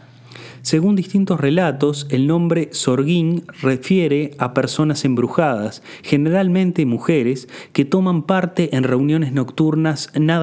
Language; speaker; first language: Spanish; native; Spanish